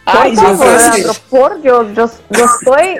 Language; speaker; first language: Spanish; non-native, fluent; Portuguese